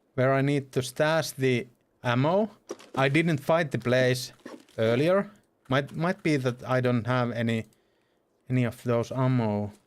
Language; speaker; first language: English; non-native, fluent; Finnish